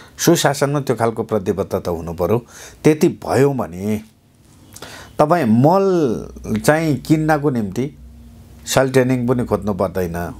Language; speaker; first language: Nepali; non-native, local second language; Eastern Tamang